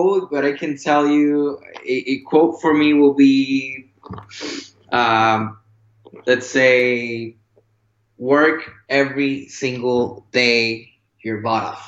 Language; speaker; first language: English; non-native, fluent; Spanish